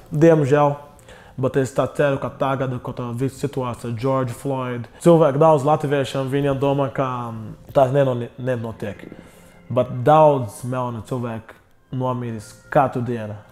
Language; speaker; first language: Latvian; non-native, learner; Portuguese